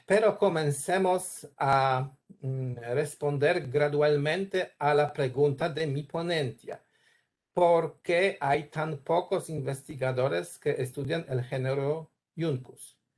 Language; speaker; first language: Spanish; non-native, learner; Polish